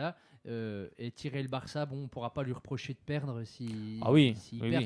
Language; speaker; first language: French; native; French